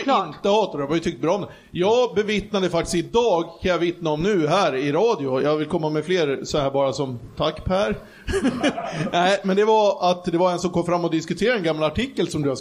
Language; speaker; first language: Swedish; native; Swedish